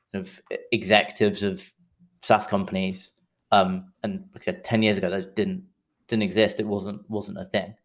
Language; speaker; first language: English; native; English